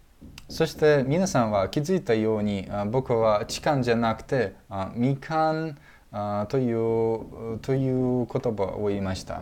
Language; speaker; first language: Japanese; non-native, fluent; Russian